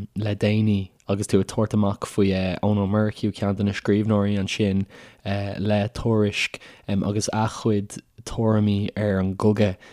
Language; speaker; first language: Irish; native; Irish